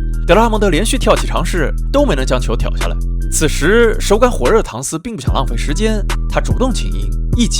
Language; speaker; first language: Chinese; native; Chinese